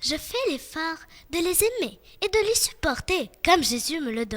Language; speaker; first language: French; non-native, local second language; Arabic